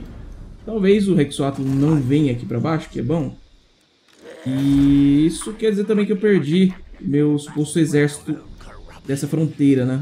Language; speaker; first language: Portuguese; native; Portuguese